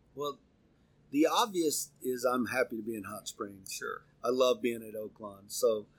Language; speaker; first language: English; native; English